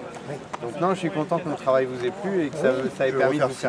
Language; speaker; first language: French; native; French